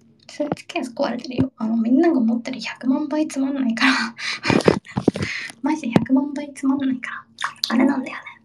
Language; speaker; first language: Japanese; early bilingual, heritage; Japanese